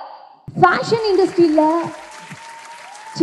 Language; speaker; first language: Tamil; native; Tamil